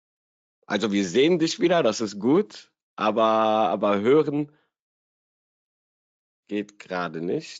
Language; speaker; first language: German; native; German